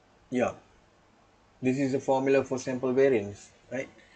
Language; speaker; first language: English; non-native, local second language; Malay